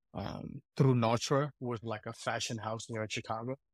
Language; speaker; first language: English; early bilingual, heritage; Italian